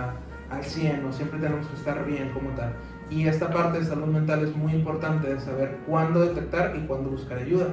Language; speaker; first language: Spanish; native; Spanish